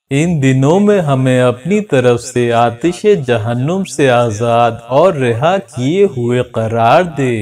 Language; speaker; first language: Urdu; native; Urdu